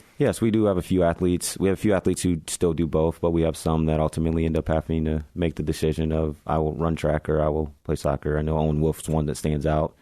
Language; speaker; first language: English; native; English